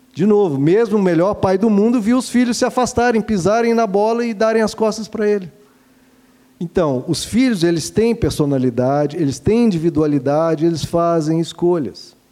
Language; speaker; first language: Portuguese; native; Portuguese